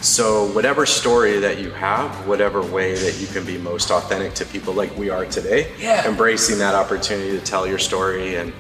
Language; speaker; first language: English; native; English